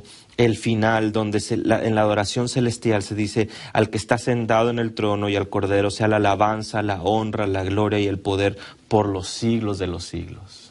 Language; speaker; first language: Spanish; native; Spanish